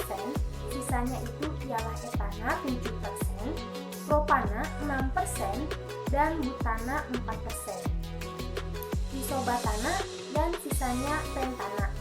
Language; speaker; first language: Indonesian; native; Indonesian